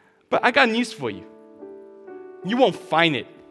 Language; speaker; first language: English; early bilingual, other home language; Chinese